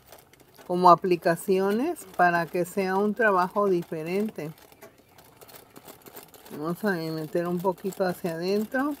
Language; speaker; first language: Spanish; native; Spanish